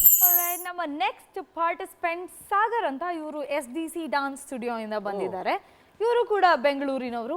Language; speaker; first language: Kannada; native; Kannada